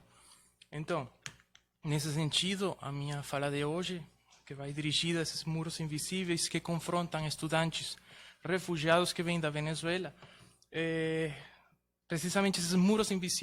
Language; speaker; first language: Portuguese; non-native, fluent; Spanish